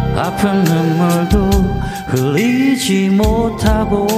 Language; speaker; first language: Korean; native; Korean